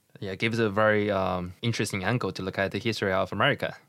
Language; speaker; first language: English; non-native, fluent; Chinese